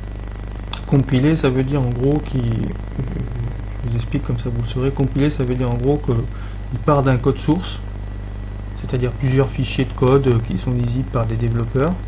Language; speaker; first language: French; native; French